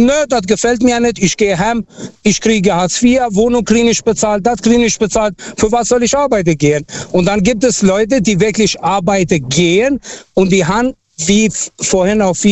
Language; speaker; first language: German; non-native, fluent; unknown